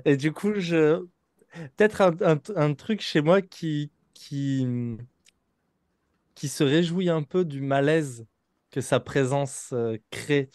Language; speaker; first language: French; native; French